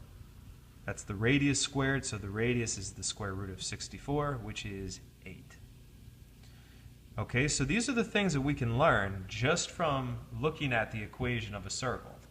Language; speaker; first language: English; native; English